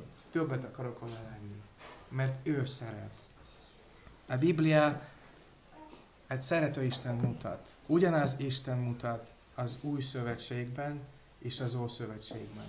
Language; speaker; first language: Hungarian; non-native, learner; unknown